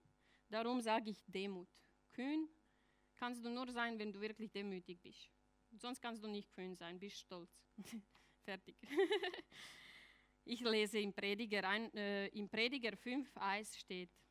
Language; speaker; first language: German; non-native, fluent; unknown